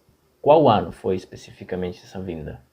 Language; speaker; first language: Portuguese; non-native, fluent; Spanish